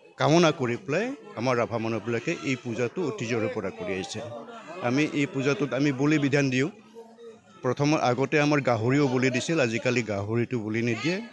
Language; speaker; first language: Assamese; non-native, local second language; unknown